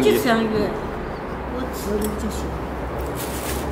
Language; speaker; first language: Chinese; native; Chinese